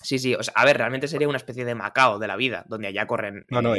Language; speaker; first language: Spanish; native; Spanish